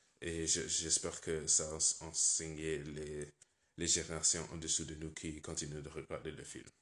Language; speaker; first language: French; non-native, learner; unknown